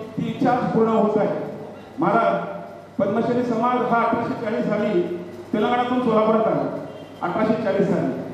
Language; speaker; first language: Marathi; non-native, local second language; Telugu